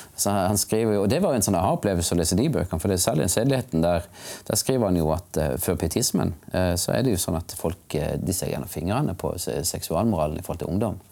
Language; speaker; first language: Norwegian; native; Norwegian